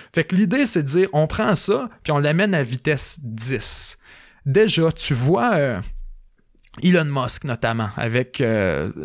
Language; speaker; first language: French; native; French